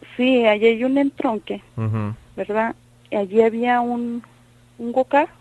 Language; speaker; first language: Spanish; native; Spanish